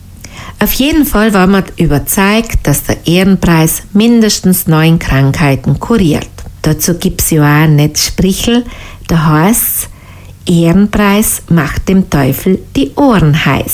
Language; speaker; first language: German; native; German